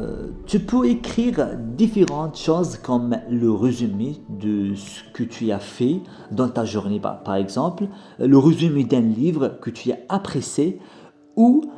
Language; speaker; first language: French; non-native, fluent; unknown